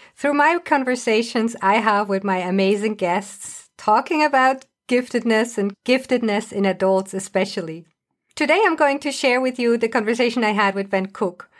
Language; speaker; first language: English; non-native, fluent; German